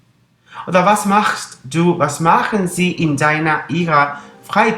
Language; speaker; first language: German; non-native, fluent; Spanish